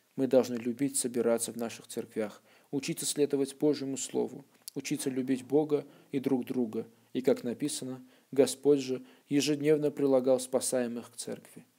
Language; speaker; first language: Russian; non-native, local second language; Armenian